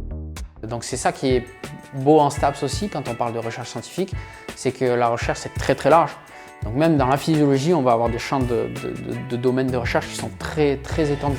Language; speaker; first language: French; native; French